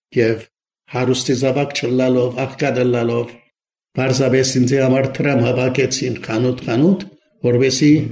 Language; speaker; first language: Armenian; early bilingual, heritage; Armenian